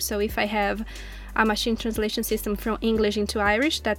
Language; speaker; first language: English; non-native, fluent; Portuguese